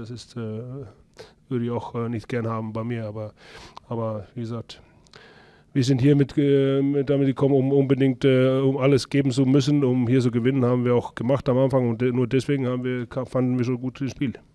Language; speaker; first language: German; non-native, fluent; Icelandic